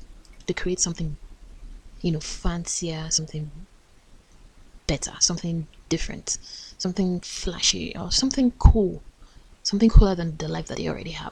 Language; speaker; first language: English; non-native, local second language; Yoruba